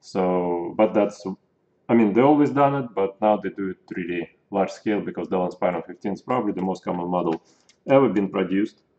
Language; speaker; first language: English; non-native, fluent; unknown